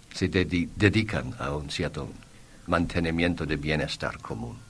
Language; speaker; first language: Spanish; non-native, fluent; English